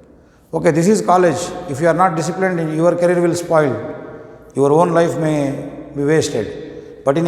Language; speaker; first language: English; non-native, local second language; Telugu